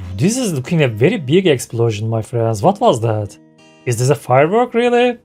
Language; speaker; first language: English; non-native, fluent; Turkish